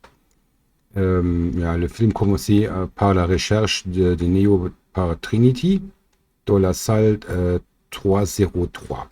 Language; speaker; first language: French; non-native, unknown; German